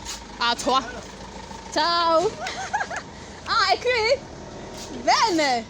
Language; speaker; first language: Italian; non-native, learner; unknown